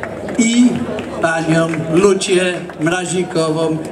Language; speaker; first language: Polish; native; Polish